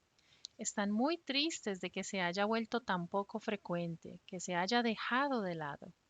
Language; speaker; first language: Spanish; native; Spanish